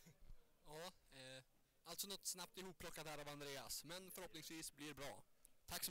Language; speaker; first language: Swedish; native; Swedish